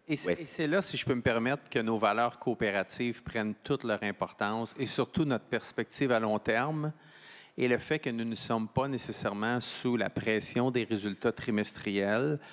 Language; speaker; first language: French; native; French